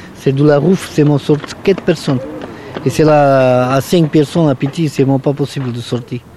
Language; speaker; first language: French; non-native, learner; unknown